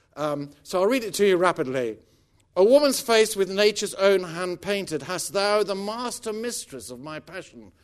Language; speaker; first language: English; native; English